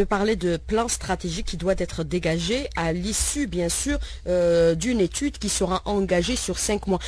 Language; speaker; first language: French; non-native, local second language; Arabic